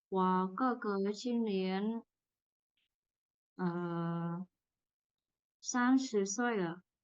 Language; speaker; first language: Chinese; non-native, learner; Vietnamese